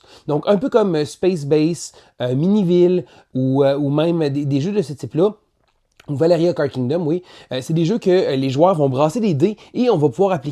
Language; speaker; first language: French; native; French